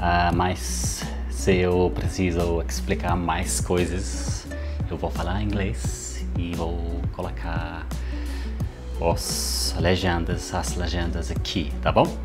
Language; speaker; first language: Portuguese; non-native, learner; English